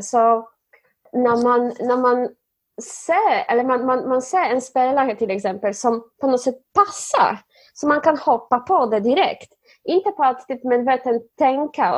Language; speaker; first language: Swedish; non-native, fluent; Polish